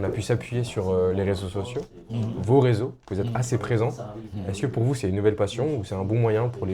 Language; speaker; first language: French; native; French